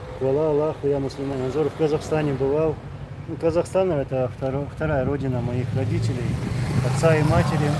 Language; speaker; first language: Russian; non-native, local second language; Chechen